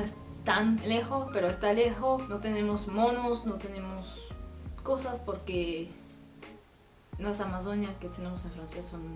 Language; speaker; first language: Spanish; non-native, learner; French